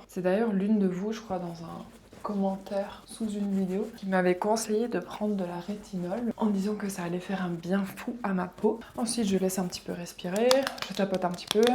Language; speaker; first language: French; native; French